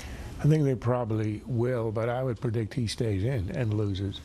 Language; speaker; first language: English; native; English